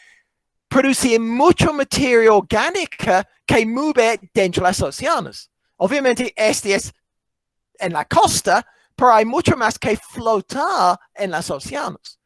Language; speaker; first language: Spanish; non-native, fluent; English